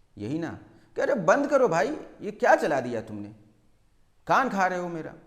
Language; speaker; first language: Urdu; native; Urdu